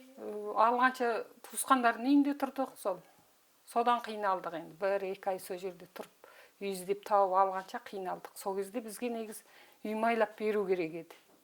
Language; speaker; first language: Kazakh; native; Kazakh